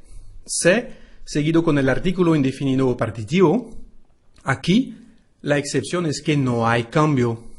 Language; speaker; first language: Spanish; non-native, fluent; French